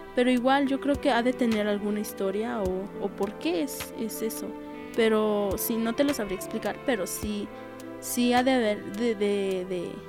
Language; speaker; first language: Spanish; non-native, local second language; Tzotzil